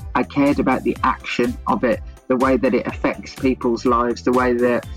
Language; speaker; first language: English; native; English